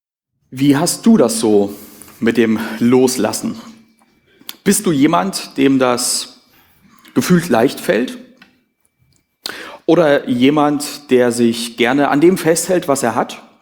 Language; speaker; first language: German; native; German